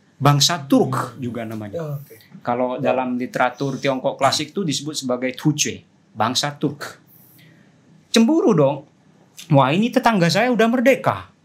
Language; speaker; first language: Indonesian; non-native, local second language; Madurese